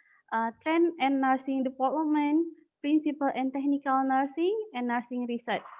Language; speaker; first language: English; non-native, learner; Indonesian